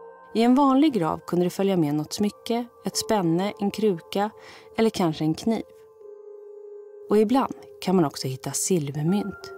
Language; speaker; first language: Swedish; native; Swedish